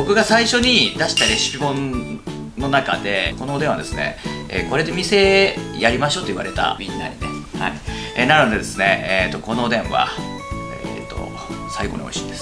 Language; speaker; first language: Japanese; native; Japanese